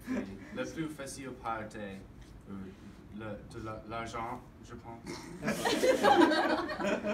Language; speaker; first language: French; non-native, learner; English